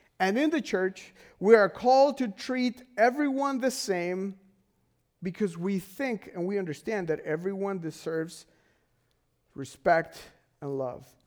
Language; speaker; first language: English; non-native, fluent; Spanish